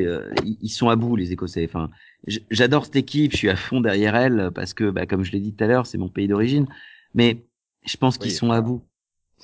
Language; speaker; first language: French; native; French